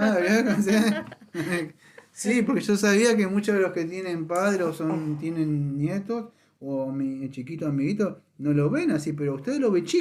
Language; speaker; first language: Spanish; native; Spanish